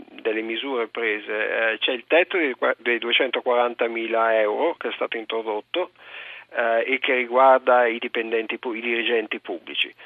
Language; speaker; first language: Italian; native; Italian